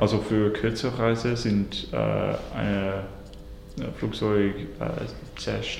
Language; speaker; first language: German; non-native, learner; English